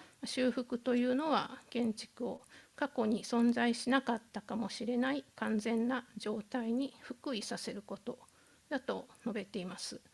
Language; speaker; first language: Japanese; native; Japanese